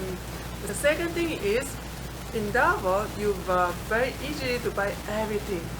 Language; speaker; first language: English; non-native, fluent; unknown